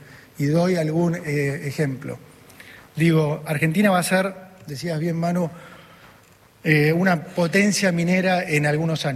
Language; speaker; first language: Spanish; native; Spanish